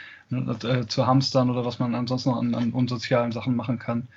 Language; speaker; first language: German; native; German